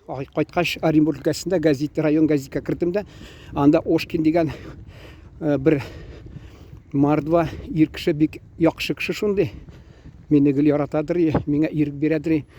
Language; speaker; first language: Tatar; native; Tatar